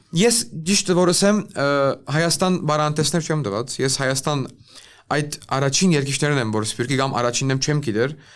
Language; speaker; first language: Armenian; early bilingual, heritage; Armenian